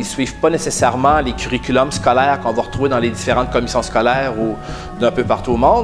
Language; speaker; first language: French; native; French